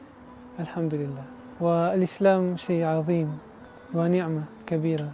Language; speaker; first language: Arabic; non-native, learner; Italian